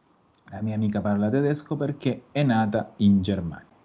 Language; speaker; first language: Italian; non-native, fluent; Spanish